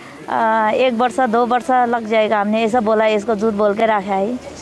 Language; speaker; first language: Hindi; non-native, local second language; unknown